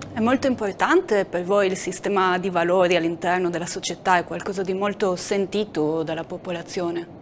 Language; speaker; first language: Italian; native; Italian